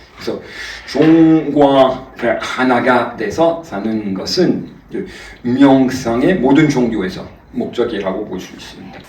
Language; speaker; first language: Korean; non-native, fluent; French